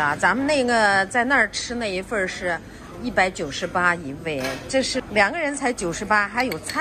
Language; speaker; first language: Chinese; native; Chinese